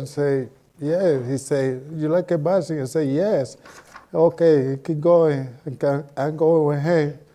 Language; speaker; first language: English; non-native, learner; Spanish